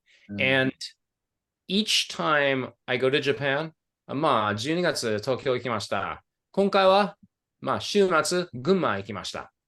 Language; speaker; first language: Japanese; non-native, fluent; English